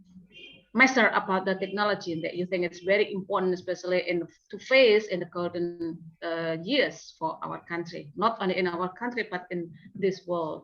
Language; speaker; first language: English; non-native, fluent; Indonesian